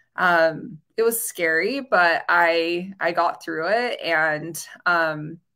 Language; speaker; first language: English; native; English